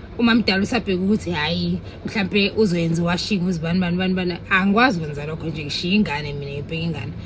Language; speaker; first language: Zulu; non-native, local second language; Southern Sotho